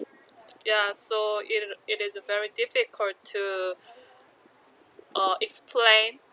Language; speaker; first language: English; non-native, learner; Korean